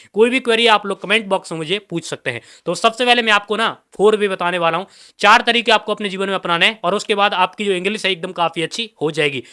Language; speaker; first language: Hindi; native; Hindi